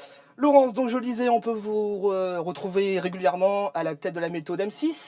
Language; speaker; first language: French; native; French